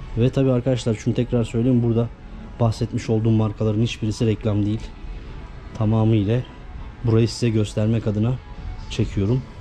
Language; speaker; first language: Turkish; native; Turkish